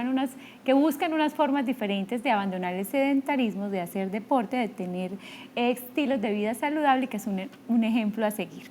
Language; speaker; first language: Spanish; native; Spanish